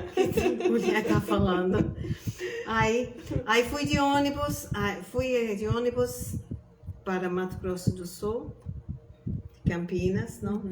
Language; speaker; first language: Portuguese; non-native, fluent; English